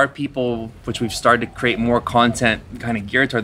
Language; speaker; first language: English; native; English